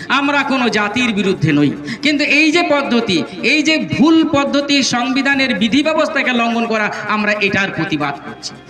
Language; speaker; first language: Bangla; non-native, local second language; Santali